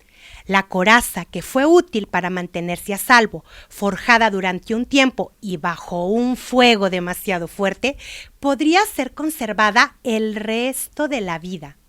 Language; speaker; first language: Spanish; native; Spanish